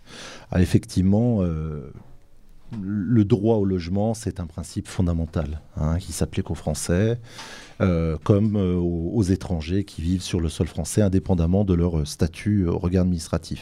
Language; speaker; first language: French; native; French